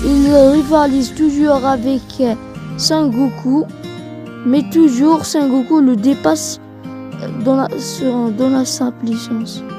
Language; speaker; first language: French; non-native, learner; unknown